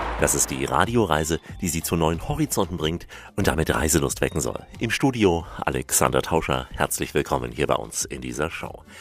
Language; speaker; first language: German; native; German